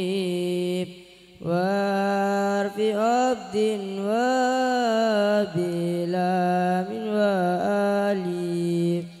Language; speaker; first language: Arabic; non-native, learner; Madurese